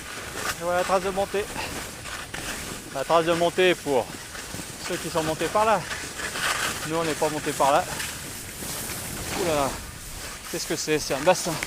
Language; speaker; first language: French; native; French